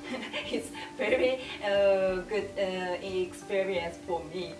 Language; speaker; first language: English; non-native, learner; Japanese